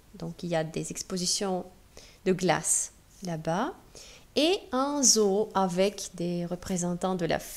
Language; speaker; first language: French; non-native, fluent; Russian